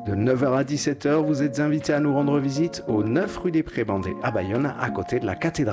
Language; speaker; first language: French; native; French